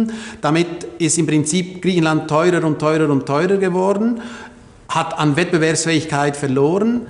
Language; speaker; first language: German; native; German